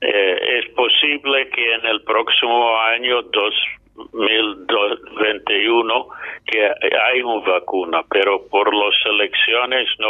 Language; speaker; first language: Spanish; non-native, fluent; English